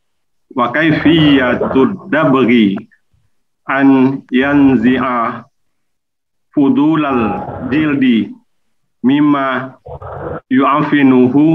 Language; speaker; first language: Arabic; non-native, learner; Indonesian